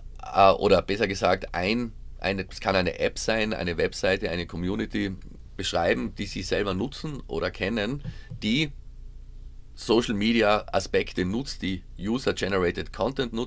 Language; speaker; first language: German; native; German